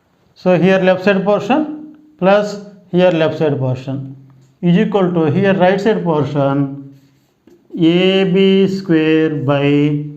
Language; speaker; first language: English; non-native, local second language; Telugu